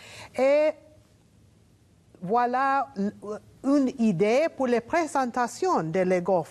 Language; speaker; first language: French; non-native, learner; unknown